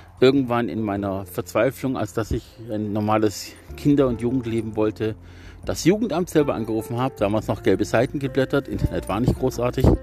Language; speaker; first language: German; native; German